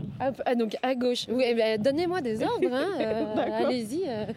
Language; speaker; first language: French; native; French